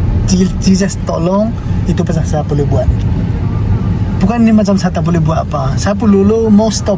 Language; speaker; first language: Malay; non-native, learner; Tedim Chin